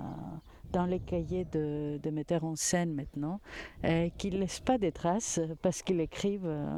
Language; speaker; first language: French; non-native, fluent; Greek